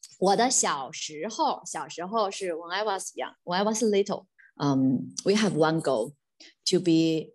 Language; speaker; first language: English; non-native, fluent; Chinese